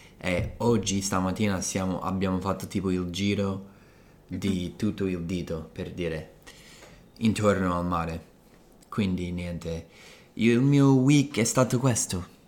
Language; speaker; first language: Italian; non-native, fluent; English